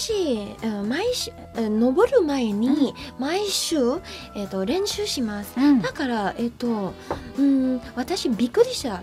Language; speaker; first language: Japanese; non-native, learner; English